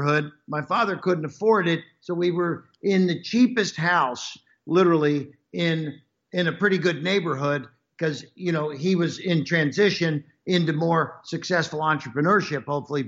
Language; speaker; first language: English; native; English